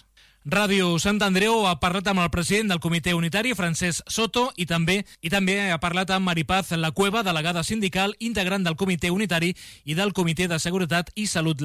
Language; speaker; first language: Catalan; native; Catalan